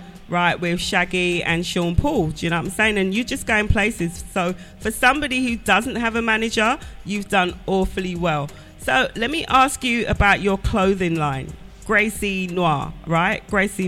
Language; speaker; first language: English; native; English